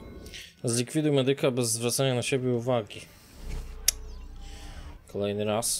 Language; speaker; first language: Polish; native; Polish